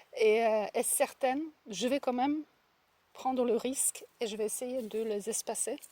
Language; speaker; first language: French; non-native, fluent; Polish